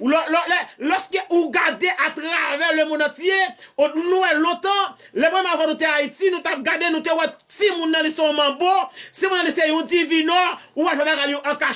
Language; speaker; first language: French; non-native, learner; Haitian Creole